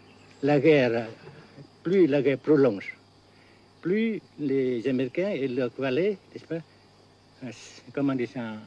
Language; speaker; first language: French; non-native, fluent; Vietnamese